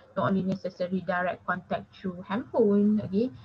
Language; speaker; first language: English; non-native, local second language; Malay